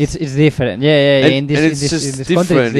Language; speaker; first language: English; non-native, learner; Spanish